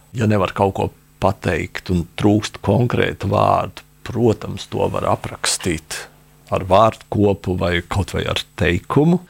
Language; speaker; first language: Latvian; native; Latvian